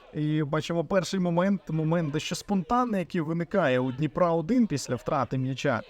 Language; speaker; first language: Ukrainian; native; Ukrainian